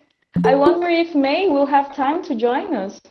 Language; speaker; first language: English; non-native, fluent; Portuguese